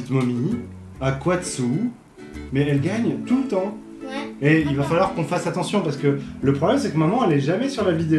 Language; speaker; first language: French; native; French